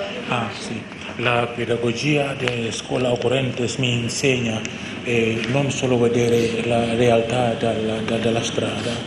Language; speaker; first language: Italian; non-native, fluent; Indonesian